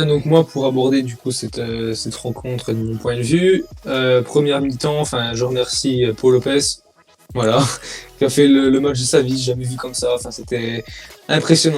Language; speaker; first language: French; native; French